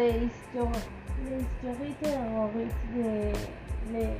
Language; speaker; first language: French; non-native, learner; Spanish